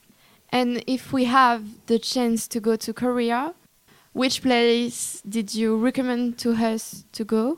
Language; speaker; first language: English; non-native, learner; French